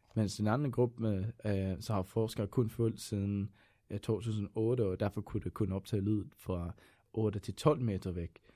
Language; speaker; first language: Danish; non-native, fluent; Swedish